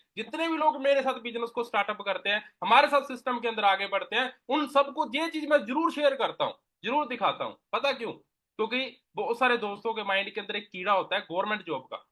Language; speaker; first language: Hindi; non-native, local second language; Punjabi